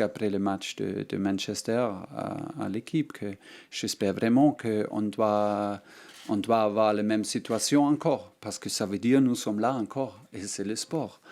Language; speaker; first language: French; non-native, learner; German